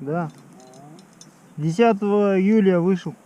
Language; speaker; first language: Russian; non-native, local second language; Kazakh